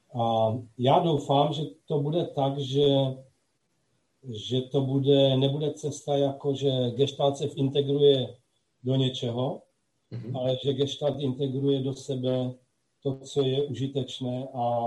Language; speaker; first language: Czech; non-native, local second language; Slovak